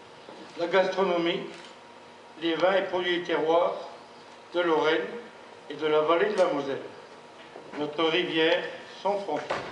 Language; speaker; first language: French; native; French